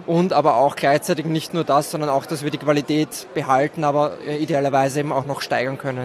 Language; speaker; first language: German; native; German